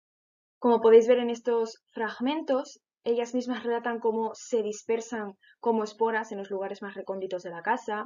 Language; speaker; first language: Spanish; native; Spanish